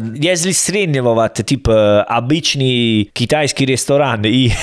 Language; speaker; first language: Russian; non-native, learner; Italian